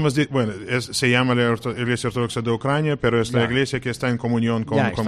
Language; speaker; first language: Spanish; non-native, fluent; Russian